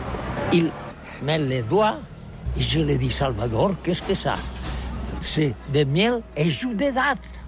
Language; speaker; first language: French; non-native, learner; Catalan